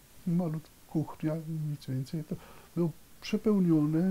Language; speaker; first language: Polish; non-native, fluent; Italian